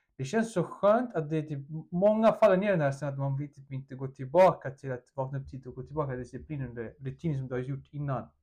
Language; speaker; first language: Swedish; early bilingual, other home language; Russian